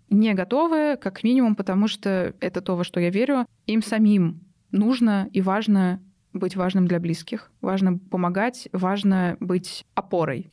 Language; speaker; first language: Russian; native; Russian